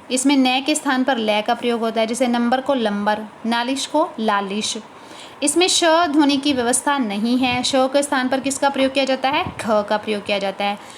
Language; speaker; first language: Hindi; native; Hindi